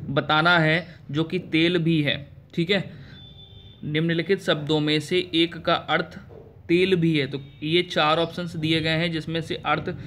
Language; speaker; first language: Hindi; native; Hindi